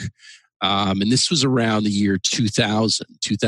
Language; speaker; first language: English; native; English